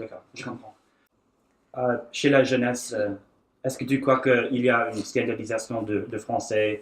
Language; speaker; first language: French; non-native, learner; English